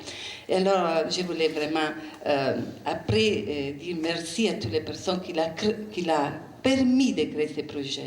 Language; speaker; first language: French; non-native, learner; Italian